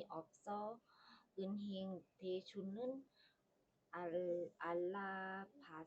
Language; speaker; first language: Korean; non-native, learner; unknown